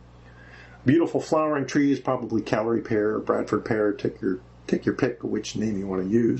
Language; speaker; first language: English; native; English